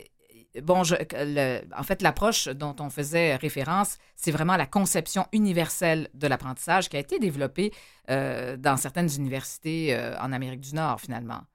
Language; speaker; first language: French; native; French